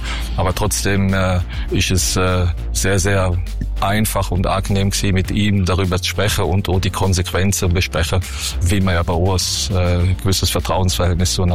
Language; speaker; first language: German; native; German